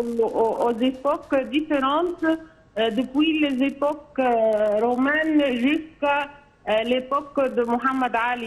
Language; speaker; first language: French; non-native, fluent; Arabic